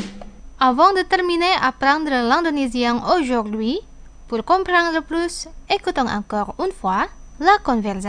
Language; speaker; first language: French; non-native, fluent; Indonesian